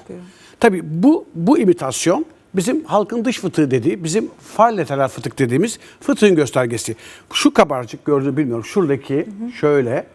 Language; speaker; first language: Turkish; native; Turkish